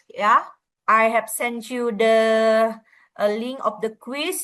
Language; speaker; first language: English; non-native, fluent; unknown